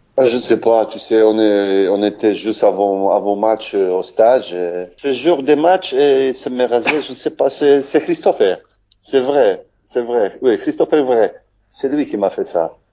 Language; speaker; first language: French; non-native, learner; Polish